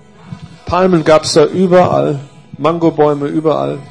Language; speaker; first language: German; native; German